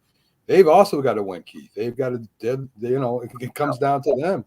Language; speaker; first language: English; native; English